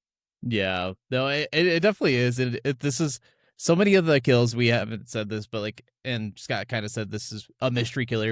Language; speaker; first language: English; native; English